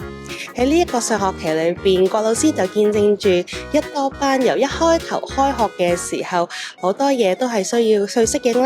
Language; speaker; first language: Cantonese; native; Cantonese